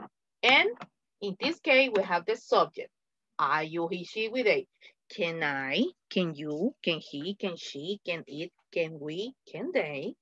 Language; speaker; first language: English; non-native, fluent; Spanish